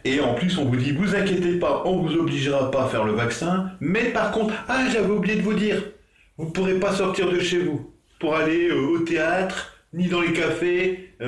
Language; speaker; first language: French; native; French